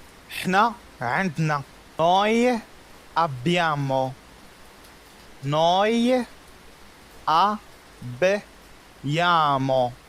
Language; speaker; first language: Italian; non-native, fluent; Arabic